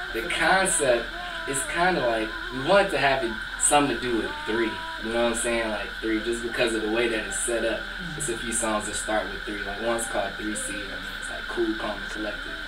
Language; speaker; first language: English; native; English